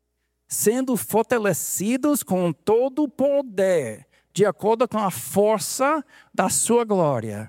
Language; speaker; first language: Portuguese; non-native, fluent; English